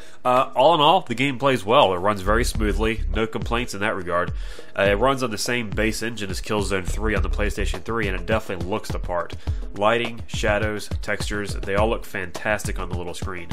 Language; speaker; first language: English; native; English